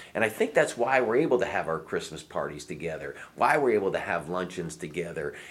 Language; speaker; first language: English; native; English